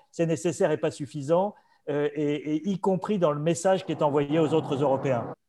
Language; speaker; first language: French; native; French